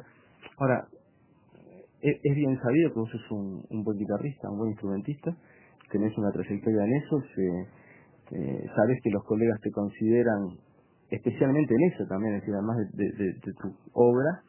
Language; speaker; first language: Spanish; native; Spanish